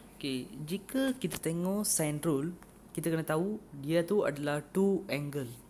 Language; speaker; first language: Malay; non-native, local second language; Tamil